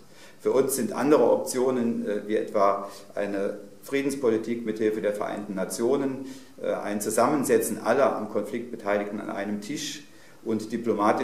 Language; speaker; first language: German; native; German